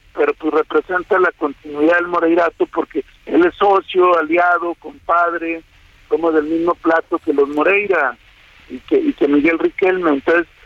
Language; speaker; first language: Spanish; native; Spanish